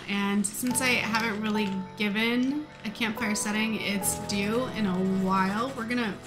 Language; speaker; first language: English; native; English